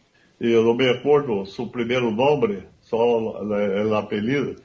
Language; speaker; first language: Spanish; non-native, learner; Portuguese